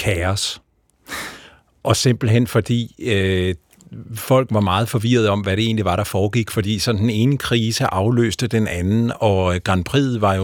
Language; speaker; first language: Danish; native; Danish